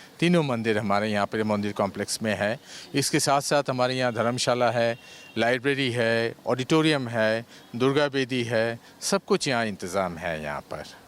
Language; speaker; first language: Hindi; non-native, local second language; Bangla